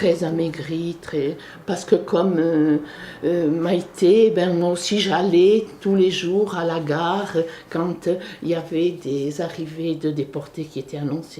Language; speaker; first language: French; early bilingual, other home language; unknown